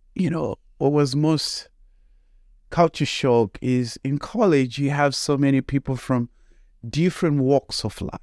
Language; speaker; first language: English; non-native, local second language; Shona